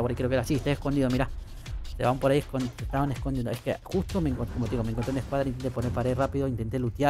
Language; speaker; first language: Spanish; native; Spanish